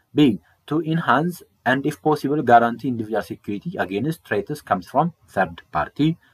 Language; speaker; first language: English; non-native, local second language; Amharic